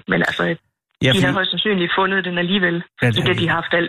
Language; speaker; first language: Danish; native; Danish